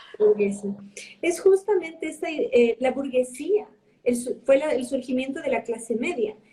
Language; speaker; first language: Spanish; early bilingual, heritage; Spanish